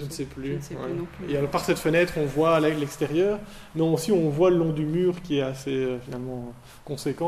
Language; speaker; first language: French; native; French